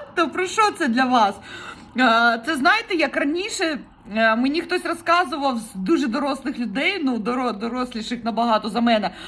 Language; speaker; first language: Ukrainian; non-native, local second language; Russian